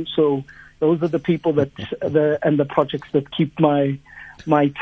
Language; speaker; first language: English; non-native, local second language; Xhosa